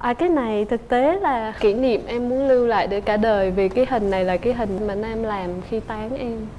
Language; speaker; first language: Vietnamese; native; Vietnamese